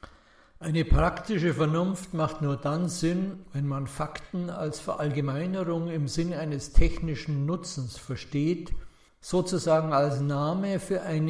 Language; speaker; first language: German; native; German